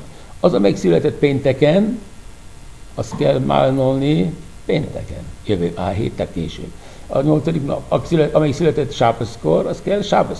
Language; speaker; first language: Hungarian; non-native, fluent; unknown